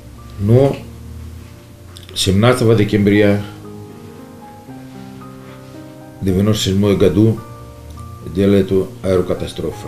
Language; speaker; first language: Russian; non-native, learner; Greek